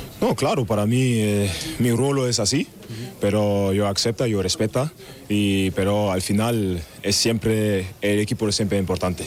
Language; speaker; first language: Spanish; non-native, learner; German